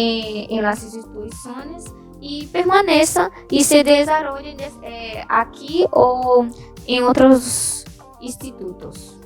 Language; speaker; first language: Spanish; non-native, learner; Portuguese